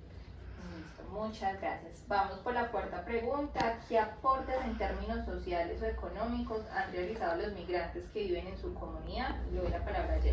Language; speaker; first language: Spanish; native; Spanish